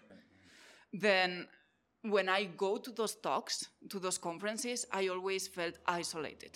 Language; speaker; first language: English; non-native, fluent; Catalan